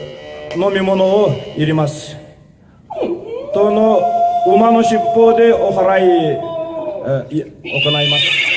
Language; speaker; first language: Japanese; non-native, fluent; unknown